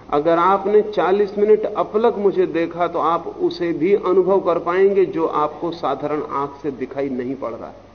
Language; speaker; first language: Hindi; native; Hindi